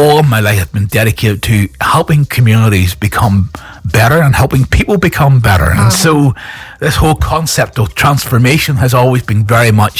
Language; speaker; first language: English; native; English